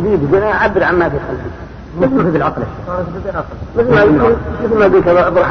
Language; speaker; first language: Arabic; native; Arabic